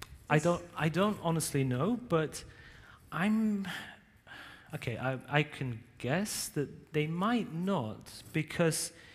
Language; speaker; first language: English; native; English